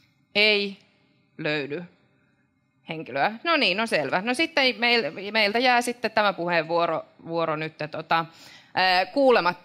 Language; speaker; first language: Finnish; native; Finnish